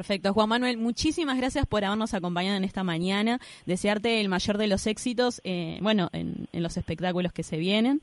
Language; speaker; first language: Spanish; native; Spanish